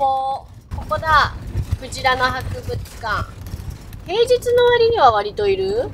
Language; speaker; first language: Japanese; native; Japanese